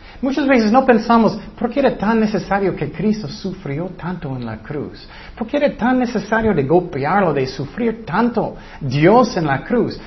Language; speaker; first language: Spanish; non-native, fluent; English